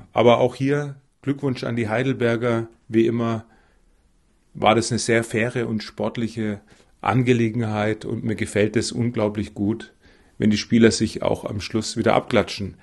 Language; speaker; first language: German; native; German